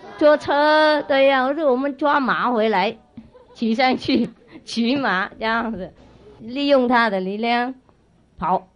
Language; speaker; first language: Chinese; non-native, fluent; Vietnamese